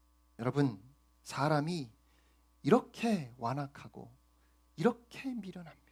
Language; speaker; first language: Korean; native; Korean